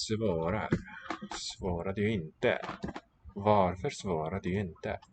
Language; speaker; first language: Swedish; non-native, learner; English